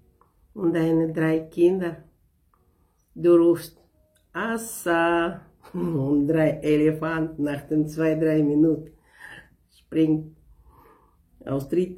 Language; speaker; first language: German; non-native, learner; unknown